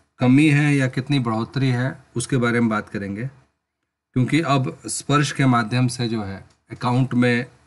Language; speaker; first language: Hindi; native; Hindi